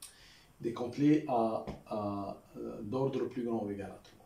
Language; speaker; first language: French; non-native, local second language; Arabic